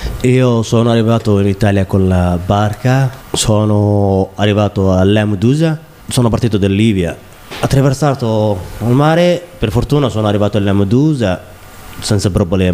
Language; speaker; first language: Italian; non-native, learner; Somali